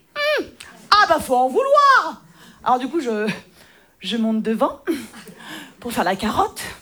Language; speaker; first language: French; native; French